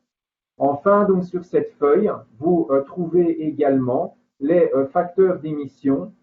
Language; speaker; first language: French; native; French